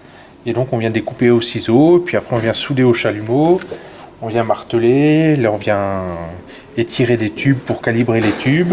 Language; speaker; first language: French; native; French